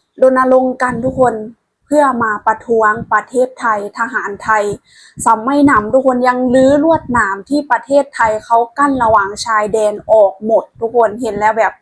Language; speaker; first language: Thai; non-native, local second language; Lao